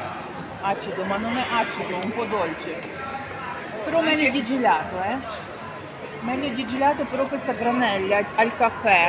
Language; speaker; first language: Italian; non-native, learner; Russian